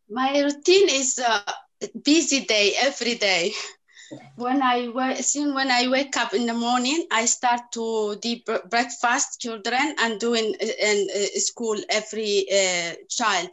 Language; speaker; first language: English; non-native, learner; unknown